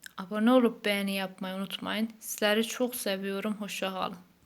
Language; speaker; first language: Turkish; native; Turkish